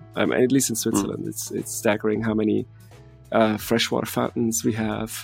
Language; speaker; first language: English; non-native, fluent; Swiss German